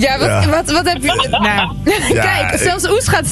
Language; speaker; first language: Dutch; native; Dutch